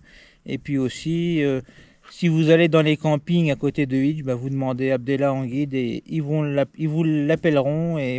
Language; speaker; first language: French; native; French